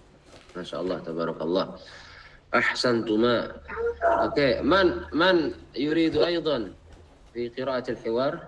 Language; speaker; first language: Arabic; non-native, fluent; Indonesian